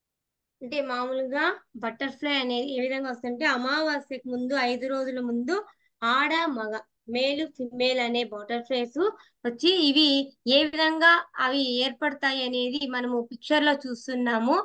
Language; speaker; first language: Telugu; native; Telugu